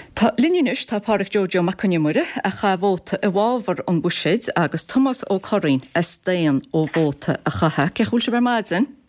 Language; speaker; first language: Irish; native; Irish